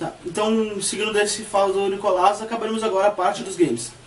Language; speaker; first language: Portuguese; native; Portuguese